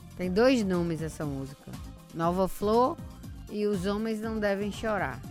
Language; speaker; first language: Portuguese; native; Portuguese